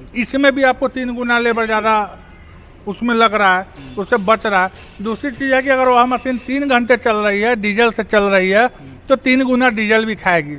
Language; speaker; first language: Hindi; native; Hindi